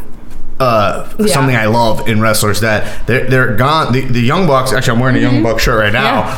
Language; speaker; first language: English; native; English